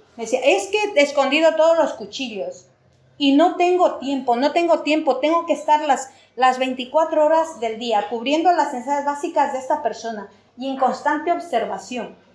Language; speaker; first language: Spanish; native; Spanish